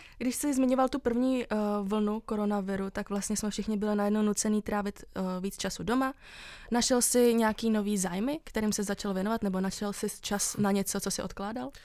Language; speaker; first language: Czech; native; Czech